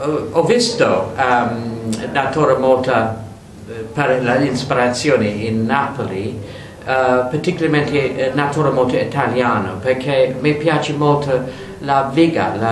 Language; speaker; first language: Italian; non-native, learner; English